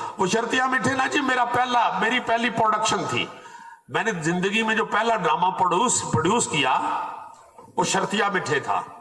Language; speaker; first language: Urdu; non-native, local second language; Punjabi